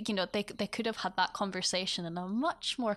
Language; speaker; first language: English; native; English